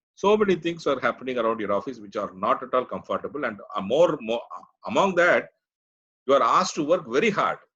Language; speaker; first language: English; non-native, local second language; Tamil